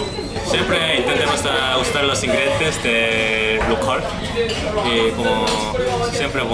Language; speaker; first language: Spanish; non-native, learner; Korean